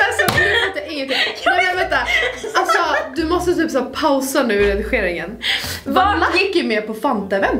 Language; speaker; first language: Swedish; native; Swedish